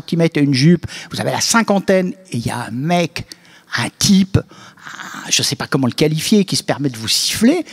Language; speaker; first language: French; native; French